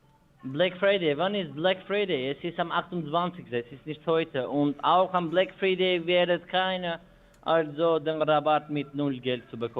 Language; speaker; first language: German; non-native, fluent; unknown